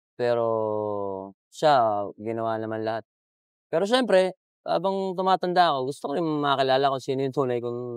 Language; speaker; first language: Filipino; native; Filipino